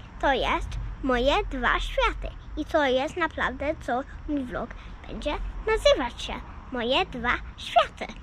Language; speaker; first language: Polish; early bilingual, heritage; Polish